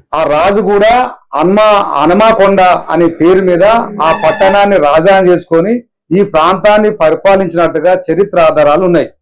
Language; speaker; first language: Telugu; non-native, local second language; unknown